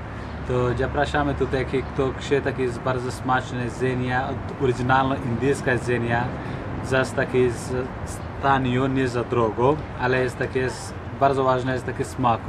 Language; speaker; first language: Polish; non-native, learner; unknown